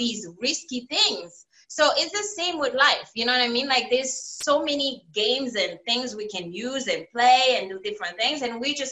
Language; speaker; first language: English; native; English